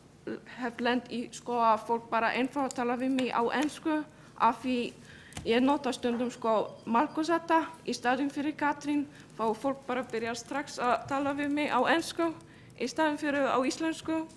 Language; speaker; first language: Icelandic; non-native, fluent; Polish